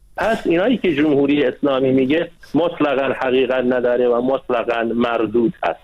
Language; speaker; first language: Persian; non-native, local second language; Kurdish